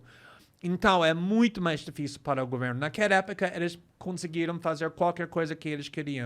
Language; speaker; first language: Portuguese; non-native, fluent; English